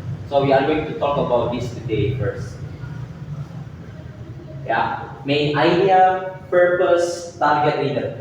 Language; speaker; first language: English; non-native, fluent; Indonesian